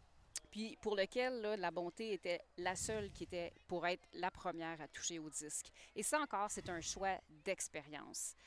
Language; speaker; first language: French; native; French